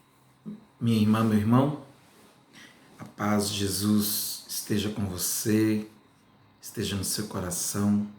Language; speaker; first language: Portuguese; native; Portuguese